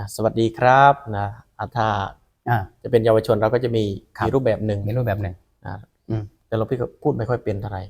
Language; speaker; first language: Thai; non-native, local second language; Khmer